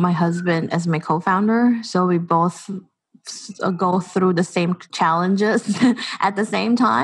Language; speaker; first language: English; non-native, local second language; Filipino